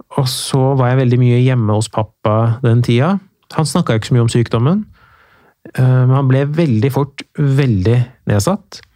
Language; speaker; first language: Norwegian; early bilingual, other home language; Persian